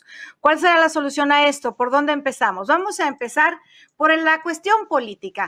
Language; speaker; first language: Spanish; native; Spanish